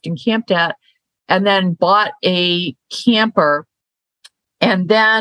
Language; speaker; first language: English; native; English